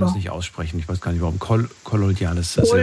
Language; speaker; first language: German; native; German